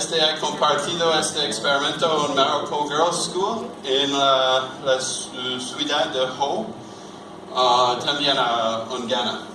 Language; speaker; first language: Spanish; non-native, learner; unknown